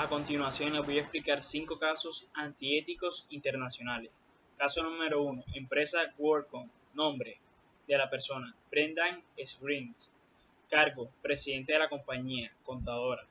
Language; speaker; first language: Spanish; native; Spanish